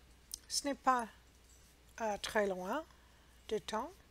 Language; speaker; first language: French; non-native, learner; English